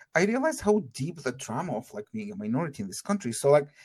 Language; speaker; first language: English; non-native, fluent; Arabic